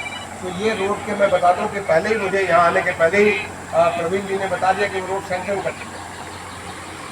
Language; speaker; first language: Hindi; native; Hindi